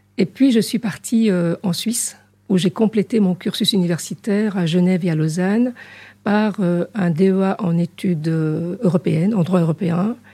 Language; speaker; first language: French; early bilingual, other home language; Arabic